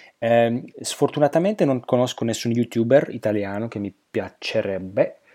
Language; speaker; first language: Italian; non-native, fluent; Slovak